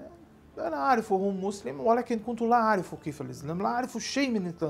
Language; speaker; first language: Arabic; non-native, learner; Portuguese